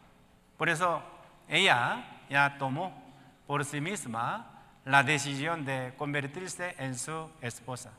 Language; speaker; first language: Spanish; non-native, learner; Korean